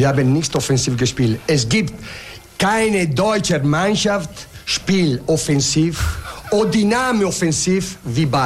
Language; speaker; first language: German; non-native, learner; Italian